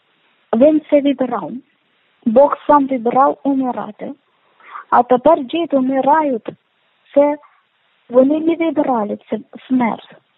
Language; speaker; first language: Ukrainian; non-native, learner; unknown